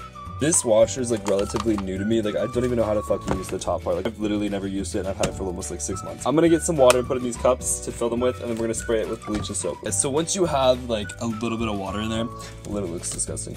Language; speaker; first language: English; native; English